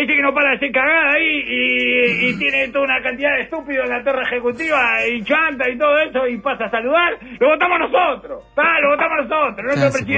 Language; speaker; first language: Spanish; native; Spanish